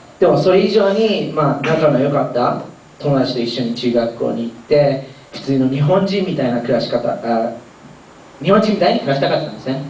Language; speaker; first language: Japanese; early bilingual, other home language; Korean